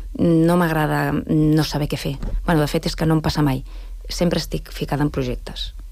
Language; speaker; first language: Catalan; non-native, local second language; Spanish